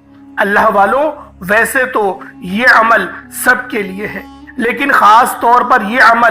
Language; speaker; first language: Urdu; native; Urdu